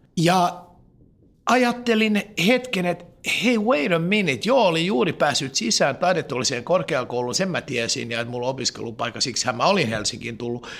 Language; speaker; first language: Finnish; non-native, local second language; Swedish